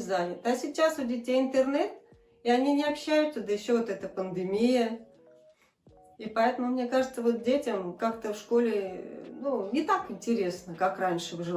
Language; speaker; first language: Russian; native; Russian